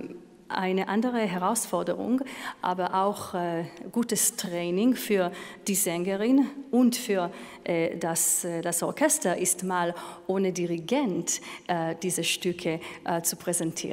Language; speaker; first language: German; non-native, fluent; Hebrew